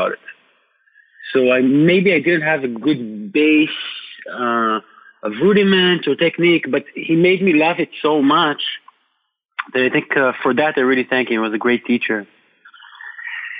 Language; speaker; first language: English; non-native, fluent; Hebrew